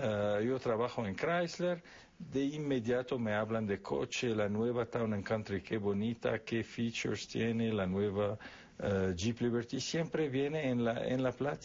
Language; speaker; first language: Spanish; non-native, fluent; Arabic